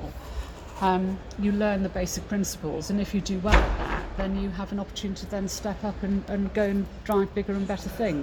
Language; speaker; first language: English; native; English